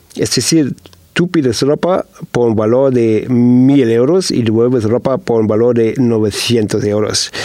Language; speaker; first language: Spanish; non-native, fluent; German